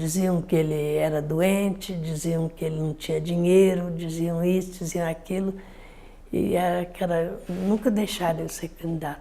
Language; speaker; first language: Portuguese; native; Portuguese